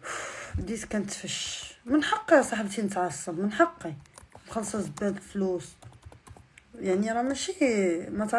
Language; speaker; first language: Arabic; native; Arabic